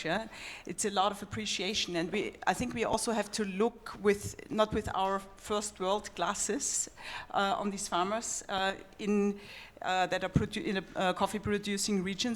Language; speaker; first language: English; non-native, fluent; German